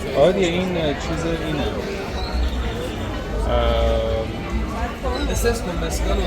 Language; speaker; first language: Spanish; non-native, learner; Persian